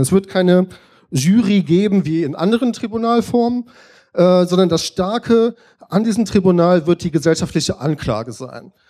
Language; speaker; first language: German; native; German